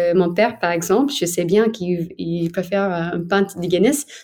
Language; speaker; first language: French; non-native, fluent; English